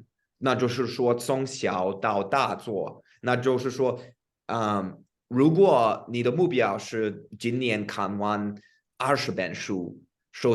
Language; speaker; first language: Chinese; non-native, fluent; English